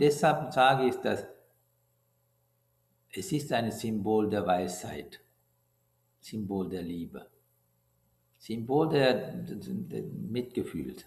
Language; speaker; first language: German; non-native, learner; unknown